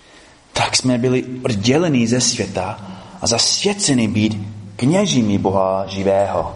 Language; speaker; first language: Czech; non-native, fluent; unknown